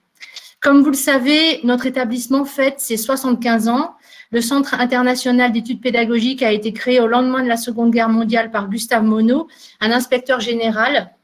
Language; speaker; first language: French; native; French